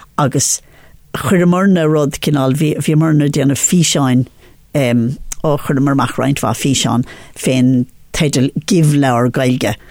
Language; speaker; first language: Irish; non-native, local second language; English